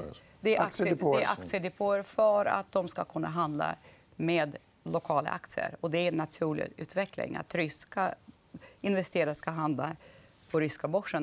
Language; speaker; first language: Swedish; non-native, fluent; Russian